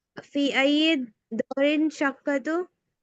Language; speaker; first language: Arabic; non-native, learner; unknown